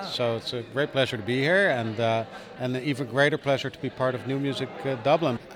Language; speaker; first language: English; non-native, fluent; Dutch